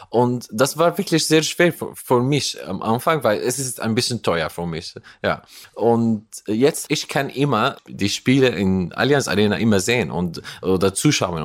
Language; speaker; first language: German; non-native, learner; Arabic